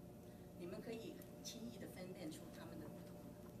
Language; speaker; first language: Chinese; native; Chinese